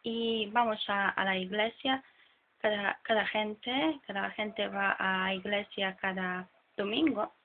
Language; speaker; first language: Spanish; non-native, fluent; Polish